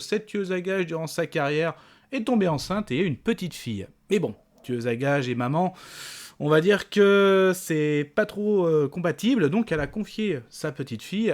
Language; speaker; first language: French; native; French